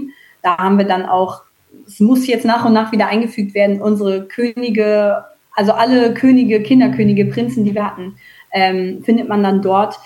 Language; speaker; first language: German; native; German